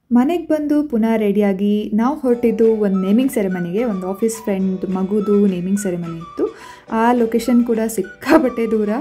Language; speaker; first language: Kannada; native; Kannada